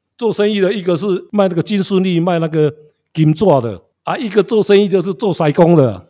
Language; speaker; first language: Chinese; native; Chinese